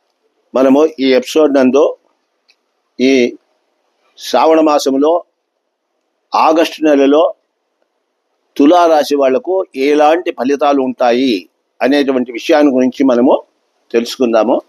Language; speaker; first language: Telugu; native; Telugu